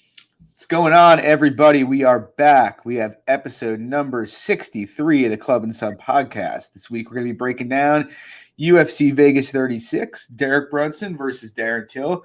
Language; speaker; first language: English; native; English